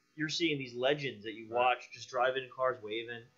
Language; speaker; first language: English; native; English